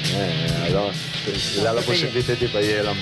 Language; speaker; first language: French; non-native, learner; Italian